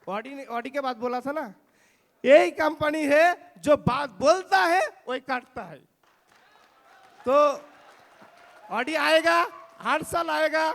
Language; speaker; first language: Hindi; non-native, local second language; Bangla